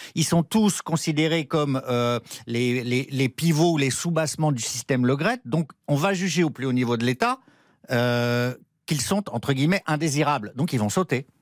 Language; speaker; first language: French; native; French